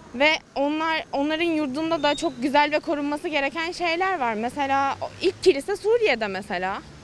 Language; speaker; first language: Turkish; native; Turkish